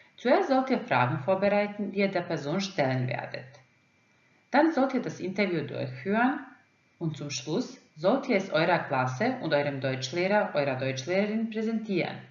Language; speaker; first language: German; non-native, fluent; Croatian